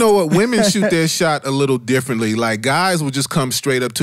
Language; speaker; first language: English; native; English